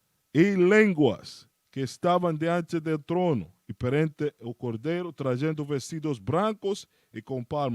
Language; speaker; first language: Portuguese; non-native, fluent; Spanish